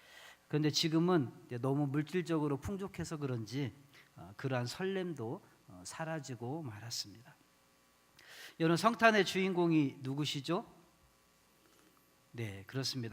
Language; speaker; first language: Korean; native; Korean